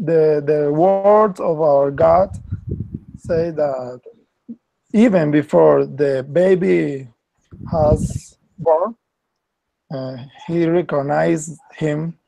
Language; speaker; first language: English; non-native, learner; Spanish